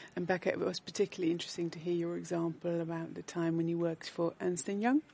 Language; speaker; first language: English; non-native, fluent; Dutch